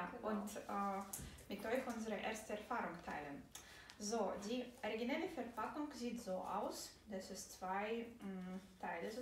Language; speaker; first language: German; non-native, fluent; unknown